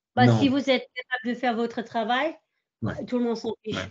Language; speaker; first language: French; non-native, fluent; English